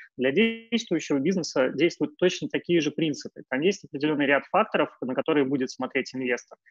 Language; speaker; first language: Russian; native; Russian